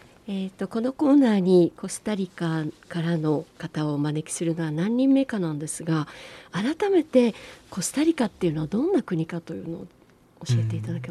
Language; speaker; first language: Japanese; native; Japanese